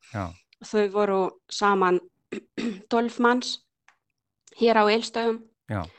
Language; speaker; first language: Icelandic; non-native, learner; Ukrainian